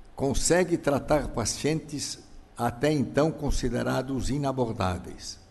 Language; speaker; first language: Portuguese; early bilingual, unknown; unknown